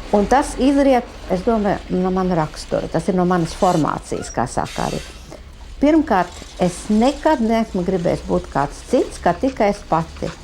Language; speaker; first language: Latvian; non-native, local second language; German